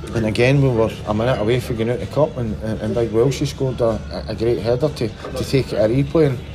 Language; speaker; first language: English; native; English